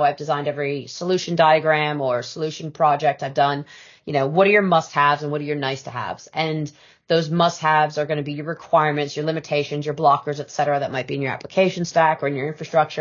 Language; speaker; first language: English; native; English